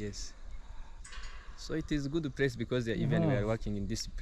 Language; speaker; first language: English; non-native, learner; Rundi